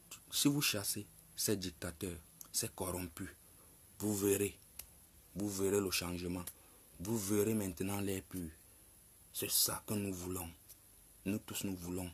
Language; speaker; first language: French; non-native, local second language; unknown